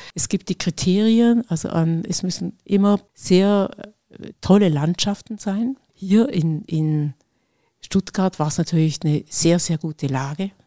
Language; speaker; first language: German; native; German